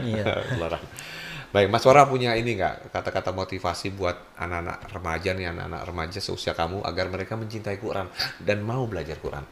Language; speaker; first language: Indonesian; native; Indonesian